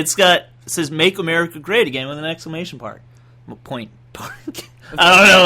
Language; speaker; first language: English; native; English